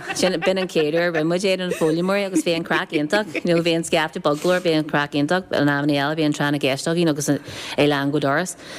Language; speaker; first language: Irish; non-native, local second language; English